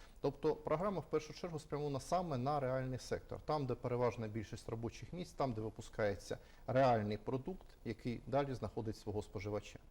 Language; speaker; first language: Ukrainian; native; Ukrainian